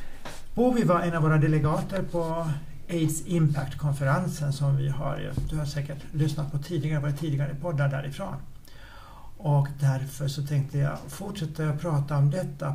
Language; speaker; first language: Swedish; native; Swedish